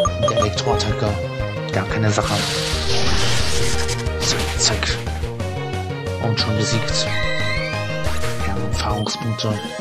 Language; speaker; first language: German; native; German